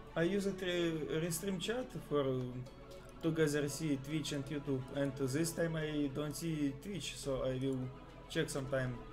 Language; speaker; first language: English; non-native, learner; Russian